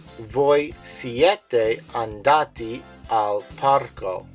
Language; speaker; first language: Italian; non-native, fluent; English